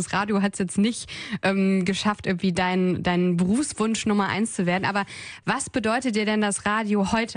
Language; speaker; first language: German; native; German